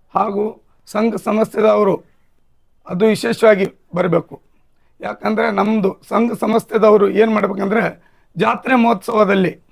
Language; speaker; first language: Kannada; non-native, local second language; Lambadi